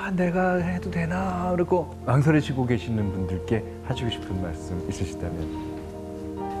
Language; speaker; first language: Korean; native; Korean